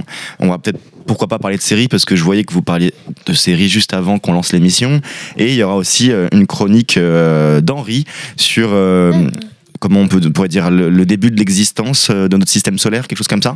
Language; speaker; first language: French; native; French